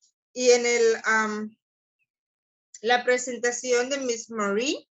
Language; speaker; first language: Spanish; non-native, local second language; English